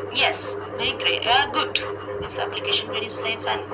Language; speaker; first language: English; non-native, learner; Bangla